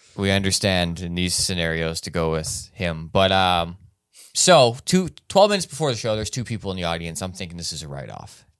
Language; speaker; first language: English; native; English